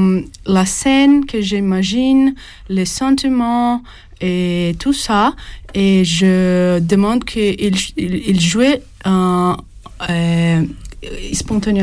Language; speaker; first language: French; non-native, fluent; Portuguese